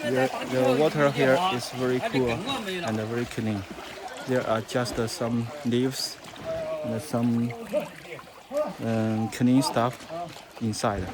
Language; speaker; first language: English; non-native, fluent; Chinese